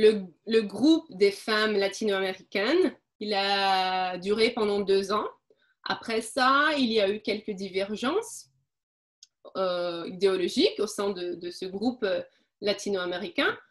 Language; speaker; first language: French; non-native, fluent; Portuguese